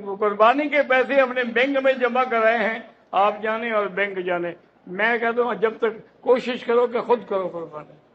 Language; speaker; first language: Urdu; native; Urdu